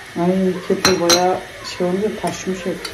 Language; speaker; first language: Turkish; native; Turkish